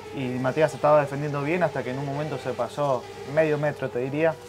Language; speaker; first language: Spanish; native; Spanish